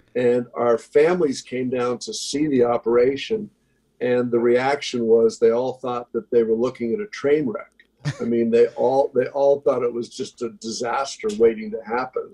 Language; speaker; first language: English; native; English